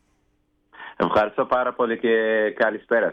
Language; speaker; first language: Greek; non-native, learner; Kurdish